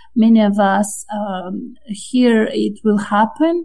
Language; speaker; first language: English; non-native, fluent; Romanian